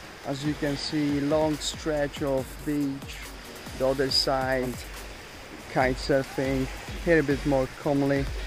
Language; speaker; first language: English; non-native, fluent; Polish